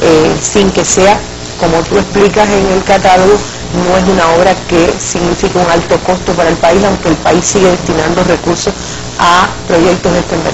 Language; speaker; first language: Spanish; native; Spanish